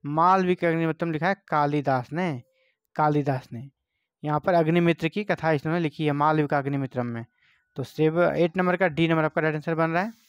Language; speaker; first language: Hindi; native; Hindi